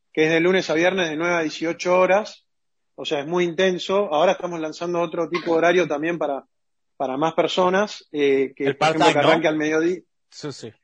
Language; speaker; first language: Spanish; native; Spanish